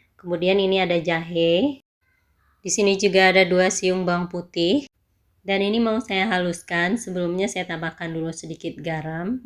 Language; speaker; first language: Indonesian; non-native, local second language; Minangkabau